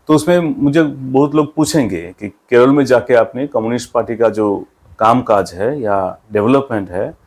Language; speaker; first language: Hindi; non-native, local second language; Bangla